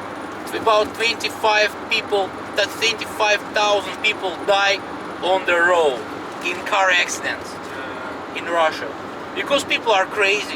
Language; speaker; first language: English; non-native, fluent; Russian